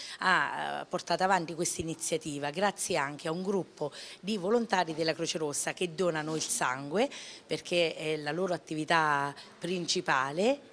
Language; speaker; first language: Italian; native; Italian